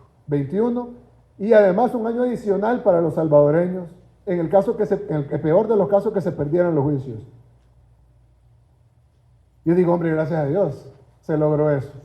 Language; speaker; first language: Spanish; native; Spanish